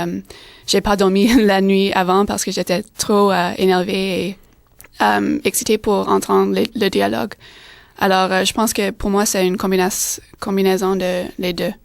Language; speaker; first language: French; non-native, fluent; English